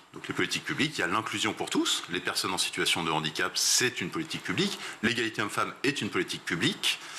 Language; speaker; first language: French; native; French